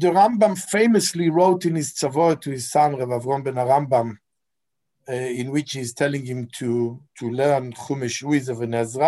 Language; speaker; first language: English; non-native, fluent; Hebrew